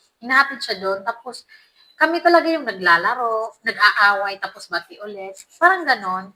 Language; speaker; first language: Filipino; non-native, local second language; Cebuano